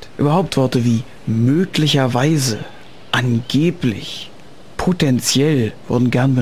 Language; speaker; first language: German; native; German